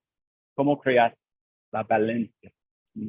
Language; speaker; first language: Spanish; non-native, learner; English